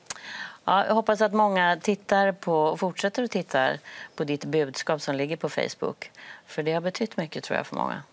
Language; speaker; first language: Swedish; native; Swedish